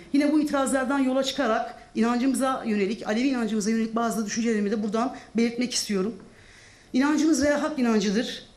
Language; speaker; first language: Turkish; non-native, local second language; Zaza